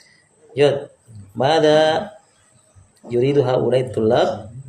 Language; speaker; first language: Arabic; non-native, fluent; Indonesian